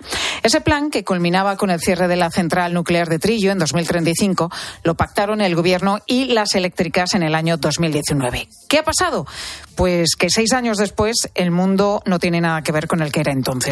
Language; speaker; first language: Spanish; native; Spanish